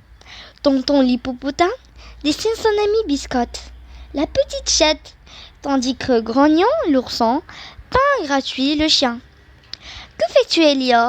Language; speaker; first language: French; non-native, local second language; Arabic